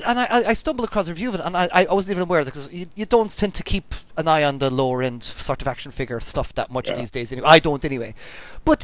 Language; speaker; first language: English; native; English